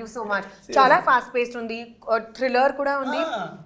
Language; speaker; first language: Telugu; non-native, learner; Hindi